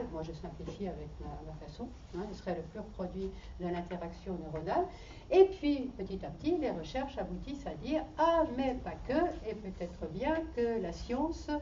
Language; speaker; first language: French; native; French